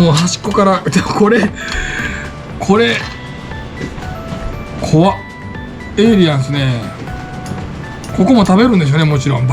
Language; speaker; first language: Japanese; native; Japanese